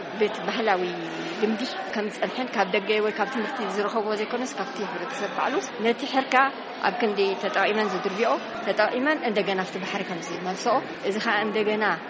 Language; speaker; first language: Tigrinya; non-native, local second language; Afar